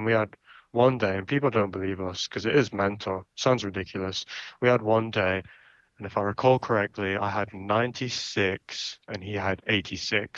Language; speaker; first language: English; native; English